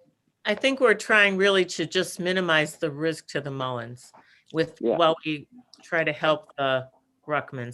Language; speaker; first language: English; native; English